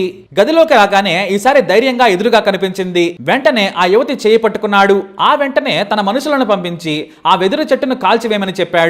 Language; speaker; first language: Telugu; native; Telugu